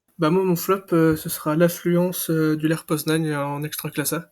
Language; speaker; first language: French; native; French